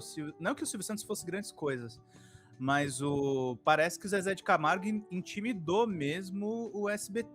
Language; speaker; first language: Portuguese; native; Portuguese